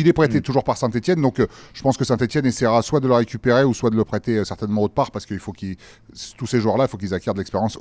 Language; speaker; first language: French; native; French